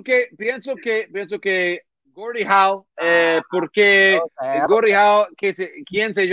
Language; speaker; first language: Spanish; non-native, learner; English